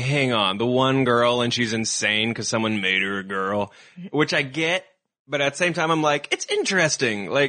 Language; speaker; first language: English; native; English